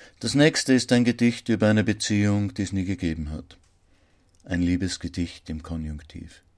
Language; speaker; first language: German; native; German